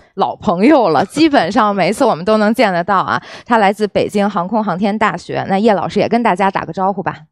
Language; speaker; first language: Chinese; native; Chinese